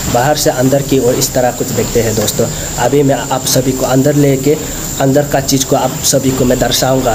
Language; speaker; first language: Hindi; non-native, local second language; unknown